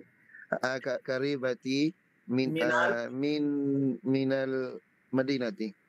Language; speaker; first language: Arabic; non-native, learner; Filipino